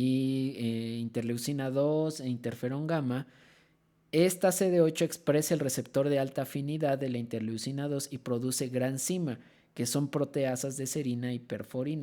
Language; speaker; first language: Spanish; native; Spanish